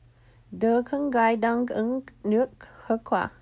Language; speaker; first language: Vietnamese; non-native, learner; English